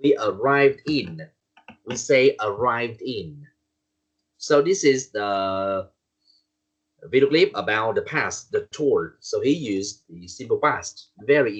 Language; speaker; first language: English; non-native, learner; Vietnamese